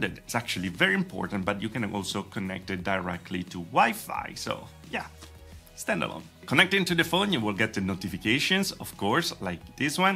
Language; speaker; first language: English; non-native, fluent; Italian